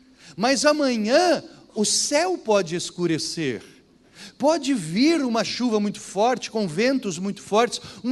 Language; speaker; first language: Portuguese; native; Portuguese